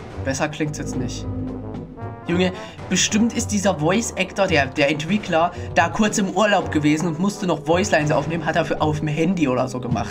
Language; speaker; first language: German; native; German